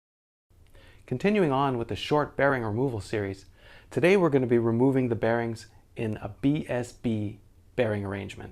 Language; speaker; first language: English; native; English